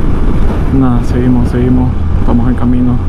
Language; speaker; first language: Spanish; native; Spanish